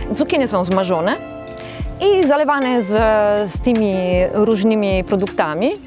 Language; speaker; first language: Polish; non-native, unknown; Italian